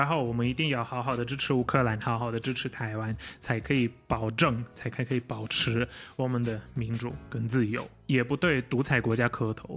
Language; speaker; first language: Chinese; non-native, fluent; Polish